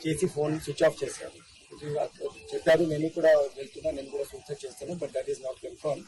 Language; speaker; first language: Telugu; non-native, local second language; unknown